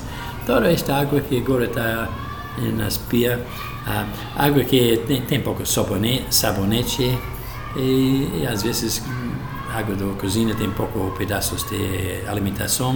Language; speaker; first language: Portuguese; non-native, learner; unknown